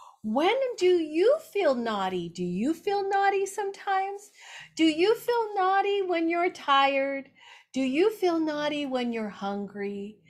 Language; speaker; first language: English; native; English